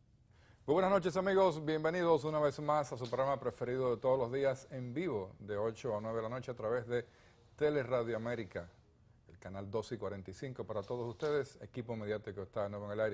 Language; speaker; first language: Spanish; native; Spanish